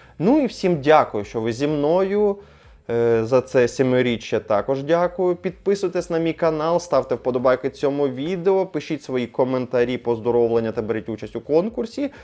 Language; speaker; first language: Ukrainian; non-native, local second language; Russian